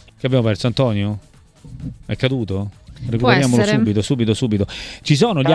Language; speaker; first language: Italian; native; Italian